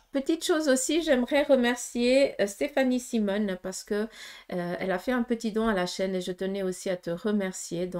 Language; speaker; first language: French; early bilingual, other home language; Portuguese